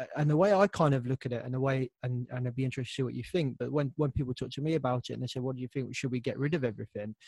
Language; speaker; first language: English; native; English